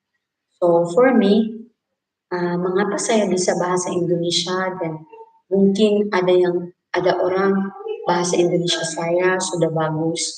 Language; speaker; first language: Indonesian; non-native, fluent; Filipino